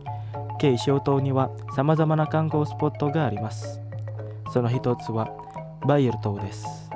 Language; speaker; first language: Japanese; non-native, fluent; Indonesian